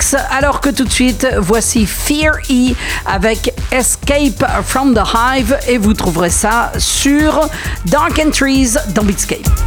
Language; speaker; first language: French; native; French